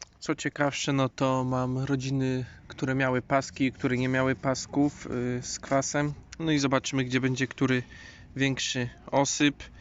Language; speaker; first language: Polish; native; Polish